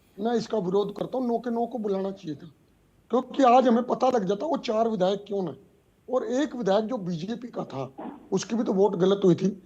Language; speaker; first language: Hindi; native; Hindi